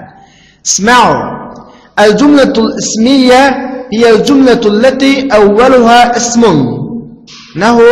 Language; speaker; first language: Arabic; non-native, fluent; Uzbek